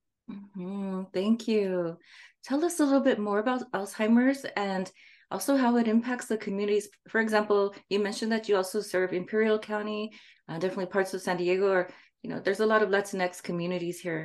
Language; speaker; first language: English; native; English